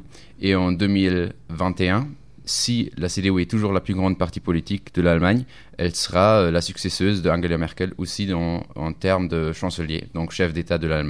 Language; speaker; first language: French; non-native, fluent; German